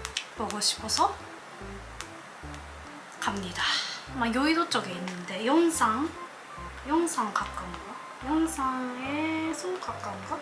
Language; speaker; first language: Korean; non-native, learner; Japanese